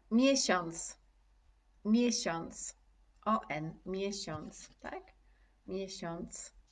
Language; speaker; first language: Polish; native; Polish